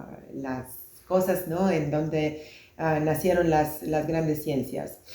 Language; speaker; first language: Spanish; non-native, fluent; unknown